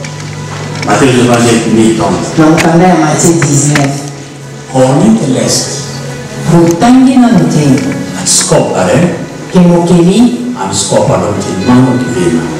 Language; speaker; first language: Swedish; non-native, learner; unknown